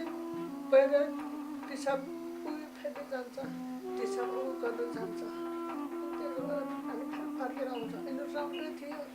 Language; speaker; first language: Nepali; non-native, local second language; Tibetan